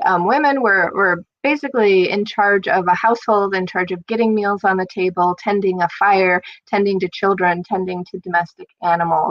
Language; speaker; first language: English; native; English